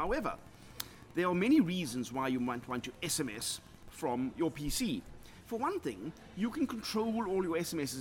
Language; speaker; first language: English; native; English